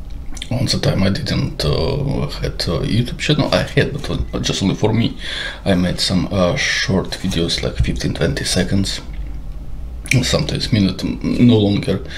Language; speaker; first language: English; non-native, learner; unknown